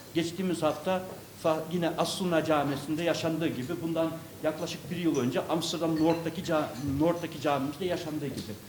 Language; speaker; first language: Turkish; early bilingual, other home language; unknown